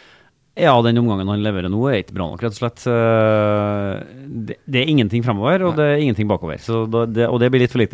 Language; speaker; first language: Norwegian; native; Norwegian